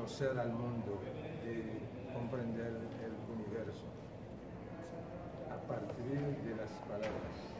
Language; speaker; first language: Spanish; non-native, fluent; Haitian Creole